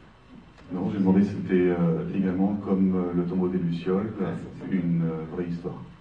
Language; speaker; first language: French; native; French